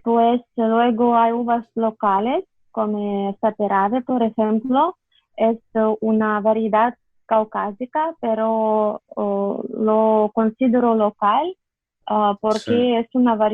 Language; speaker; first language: Spanish; non-native, fluent; Russian